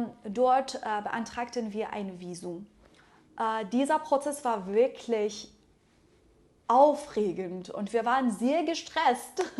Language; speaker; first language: German; non-native, fluent; Persian